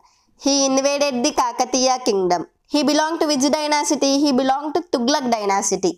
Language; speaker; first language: English; non-native, local second language; Telugu